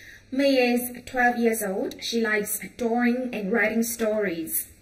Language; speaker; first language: English; non-native, fluent; Vietnamese